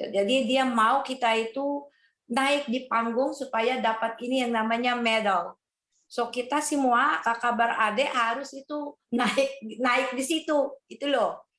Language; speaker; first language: Indonesian; non-native, fluent; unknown